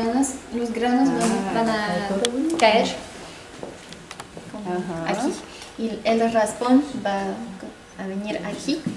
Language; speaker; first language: Spanish; non-native, fluent; French